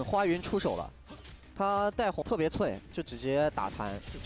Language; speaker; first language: Chinese; native; Chinese